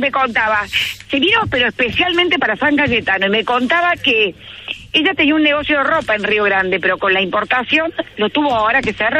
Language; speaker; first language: Spanish; native; Spanish